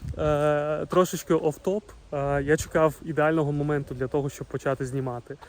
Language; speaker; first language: Ukrainian; non-native, local second language; Russian